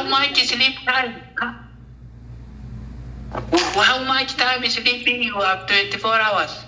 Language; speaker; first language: English; non-native, learner; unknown